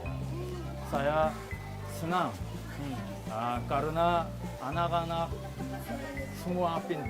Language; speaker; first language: Indonesian; non-native, learner; Korean